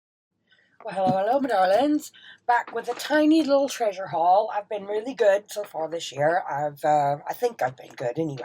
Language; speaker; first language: English; native; English